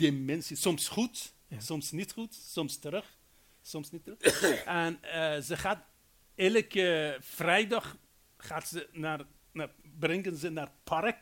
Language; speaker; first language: Dutch; non-native, fluent; Persian